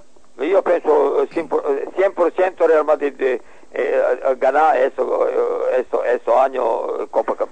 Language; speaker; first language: Spanish; non-native, learner; Serbian